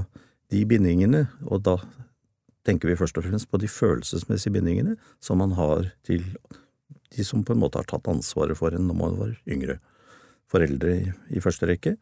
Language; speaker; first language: Norwegian; native; Norwegian